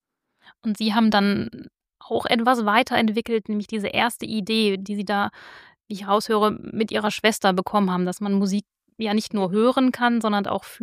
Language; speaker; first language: German; native; German